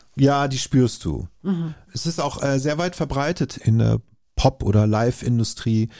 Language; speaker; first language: German; native; German